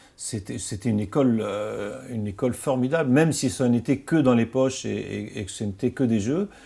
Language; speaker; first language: French; non-native, local second language; Arabic